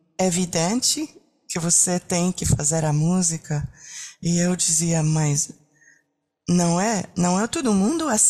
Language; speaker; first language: Portuguese; non-native, learner; French